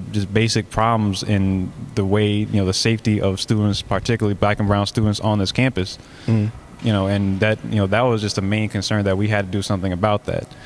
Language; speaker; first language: English; native; English